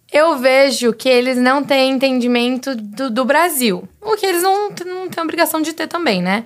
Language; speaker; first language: Portuguese; native; Portuguese